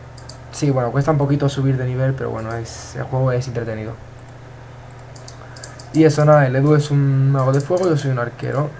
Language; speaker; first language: Spanish; native; Spanish